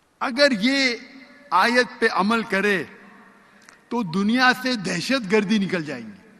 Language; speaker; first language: Urdu; non-native, local second language; Konkani